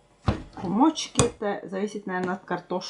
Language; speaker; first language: Russian; native; Russian